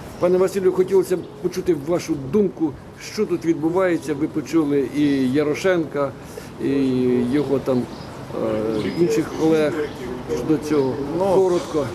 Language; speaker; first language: Ukrainian; native; Ukrainian